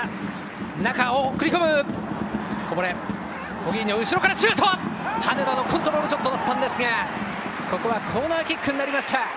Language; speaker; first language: Japanese; native; Japanese